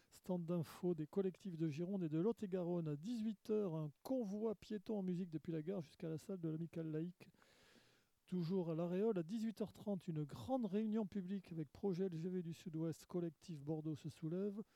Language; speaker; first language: French; native; French